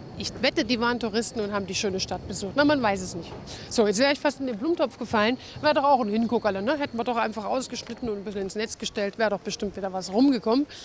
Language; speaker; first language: German; native; German